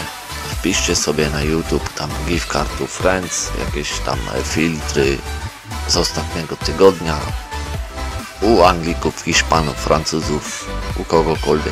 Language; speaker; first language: Polish; native; Polish